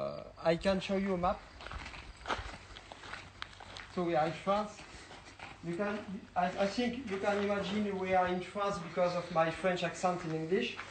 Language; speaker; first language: English; non-native, learner; French